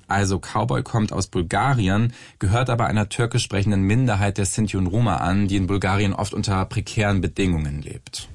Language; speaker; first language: German; native; German